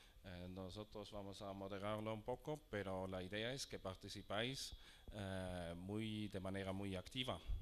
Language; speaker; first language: Spanish; non-native, fluent; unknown